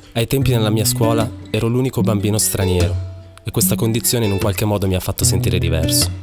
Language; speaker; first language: Italian; early bilingual, other home language; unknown